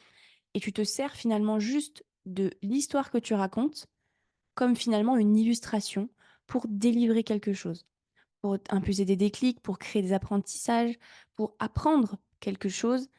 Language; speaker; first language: French; native; French